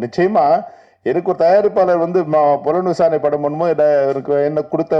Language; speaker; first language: Tamil; native; Tamil